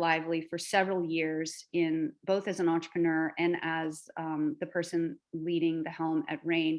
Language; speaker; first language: English; native; English